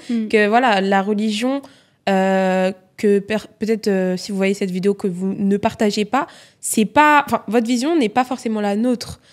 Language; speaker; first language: French; native; French